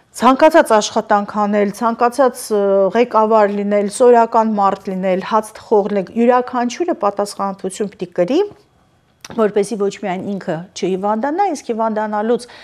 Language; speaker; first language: Armenian; native; Armenian